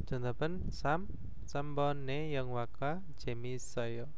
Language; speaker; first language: Korean; non-native, fluent; Indonesian